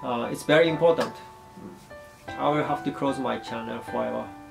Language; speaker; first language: English; non-native, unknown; Japanese